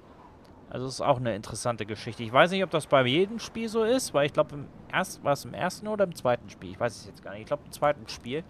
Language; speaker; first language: German; native; German